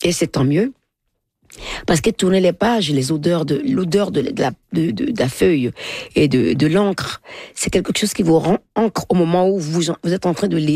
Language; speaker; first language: French; non-native, local second language; Fon